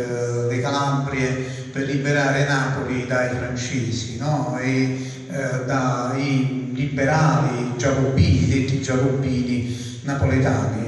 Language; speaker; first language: Italian; native; Italian